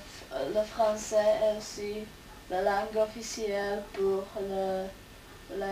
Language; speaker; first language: French; non-native, learner; Czech